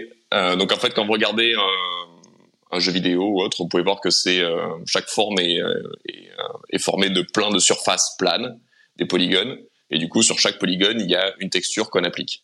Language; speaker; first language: French; native; French